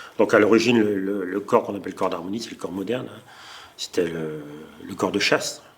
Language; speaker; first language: French; native; French